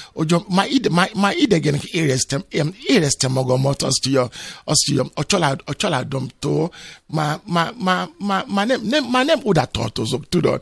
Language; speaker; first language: Hungarian; non-native, fluent; Yoruba